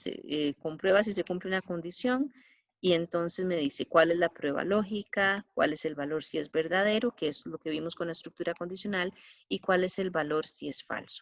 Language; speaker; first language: Spanish; native; Spanish